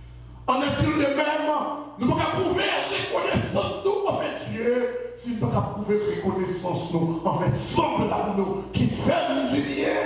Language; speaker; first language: French; non-native, local second language; Haitian Creole